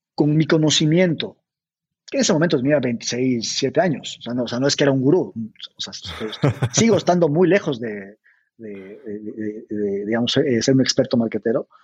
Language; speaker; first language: Spanish; native; Spanish